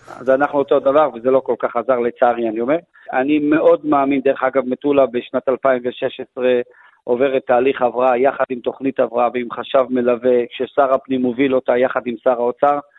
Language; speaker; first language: Hebrew; native; Hebrew